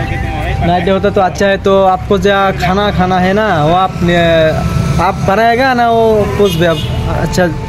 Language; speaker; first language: Hindi; non-native, local second language; Bangla